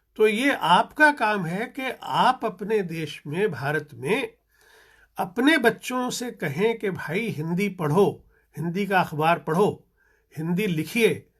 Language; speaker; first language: Hindi; non-native, local second language; Punjabi